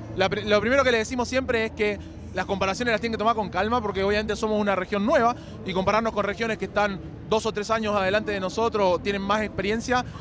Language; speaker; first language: Spanish; native; Spanish